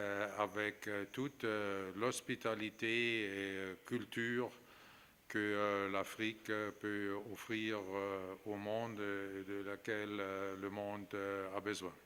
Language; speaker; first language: French; non-native, fluent; German